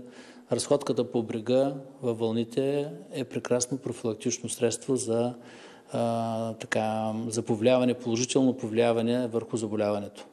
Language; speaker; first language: Bulgarian; native; Bulgarian